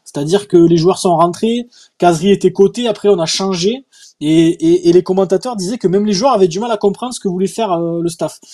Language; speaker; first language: French; native; French